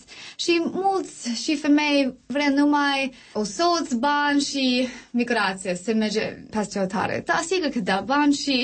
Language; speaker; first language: Romanian; non-native, learner; English